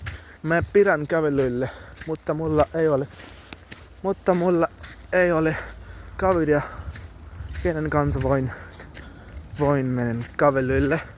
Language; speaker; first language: Finnish; non-native, learner; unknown